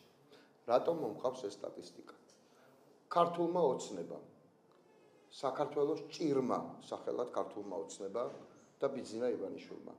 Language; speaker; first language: Georgian; native; Georgian